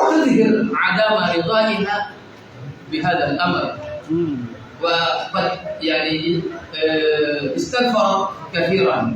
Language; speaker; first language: Arabic; non-native, fluent; Indonesian